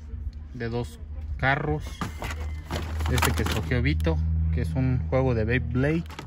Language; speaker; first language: Spanish; native; Spanish